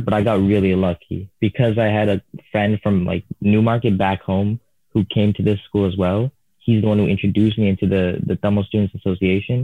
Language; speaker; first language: English; non-native, fluent; Tamil